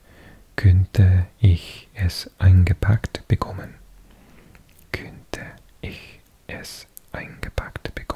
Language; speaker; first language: German; non-native, learner; English